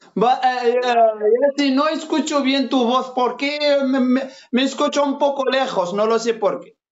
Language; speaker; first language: Spanish; non-native, fluent; Arabic